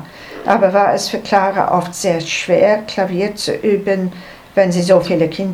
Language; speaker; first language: German; non-native, learner; English